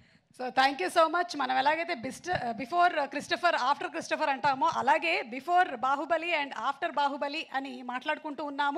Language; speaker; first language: Telugu; native; Telugu